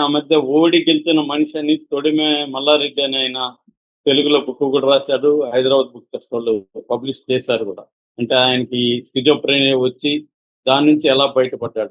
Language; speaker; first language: Telugu; native; Telugu